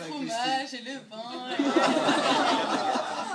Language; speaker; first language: French; non-native, learner; Norwegian